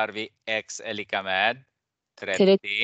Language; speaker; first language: Swedish; non-native, fluent; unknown